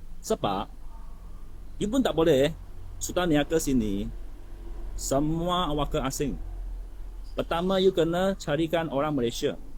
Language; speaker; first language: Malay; non-native, local second language; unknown